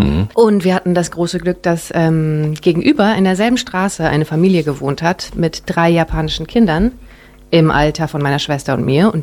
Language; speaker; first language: German; early bilingual, other home language; Japanese